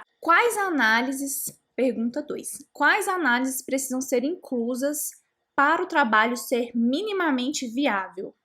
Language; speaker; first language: Portuguese; native; Portuguese